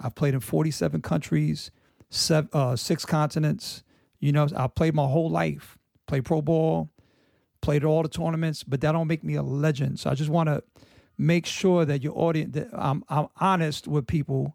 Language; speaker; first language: English; native; English